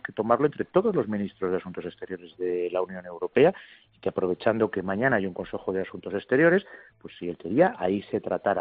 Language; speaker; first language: Spanish; native; Spanish